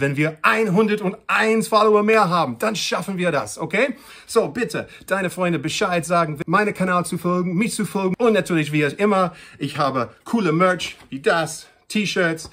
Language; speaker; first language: German; non-native, learner; English